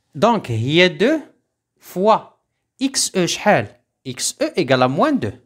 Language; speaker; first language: French; non-native, local second language; Arabic